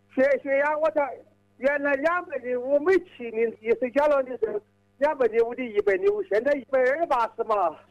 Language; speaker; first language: Chinese; native; Chinese